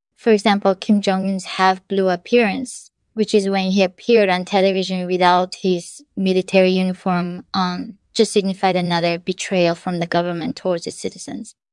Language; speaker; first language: English; non-native, fluent; Korean